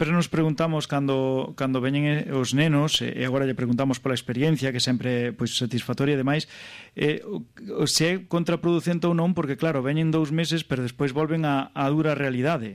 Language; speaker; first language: Spanish; native; Spanish